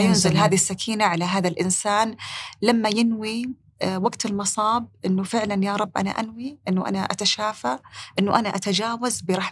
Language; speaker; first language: Arabic; native; Arabic